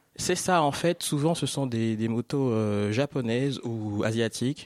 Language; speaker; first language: French; non-native, local second language; Fon